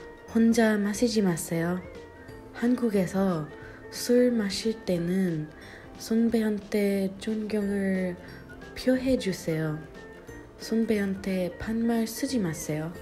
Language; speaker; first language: Korean; non-native, learner; English